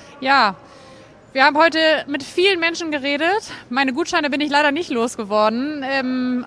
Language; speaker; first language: German; native; German